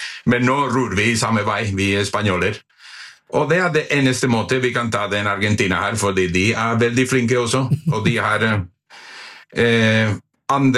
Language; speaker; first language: Norwegian; non-native, fluent; Spanish